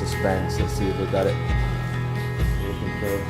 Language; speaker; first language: English; native; English